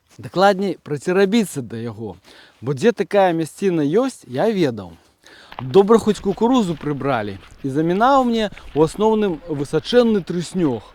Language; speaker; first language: Belarusian; native; Belarusian